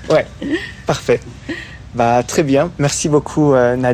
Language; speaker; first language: French; native; French